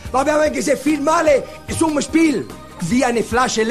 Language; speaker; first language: German; non-native, learner; Italian